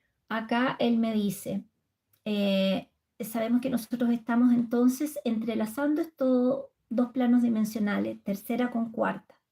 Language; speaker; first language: Spanish; native; Spanish